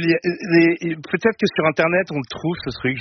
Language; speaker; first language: French; native; French